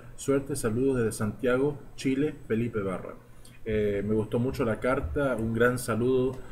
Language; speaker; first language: Spanish; early bilingual, heritage; Spanish